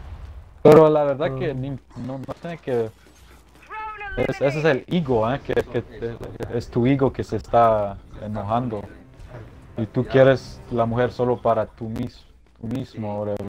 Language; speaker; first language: Spanish; early bilingual, heritage; Spanish